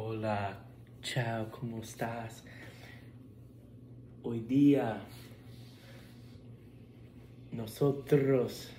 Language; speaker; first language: Spanish; non-native, learner; English